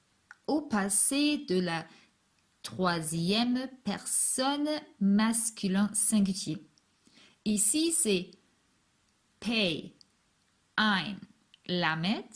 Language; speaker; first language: French; non-native, fluent; Hebrew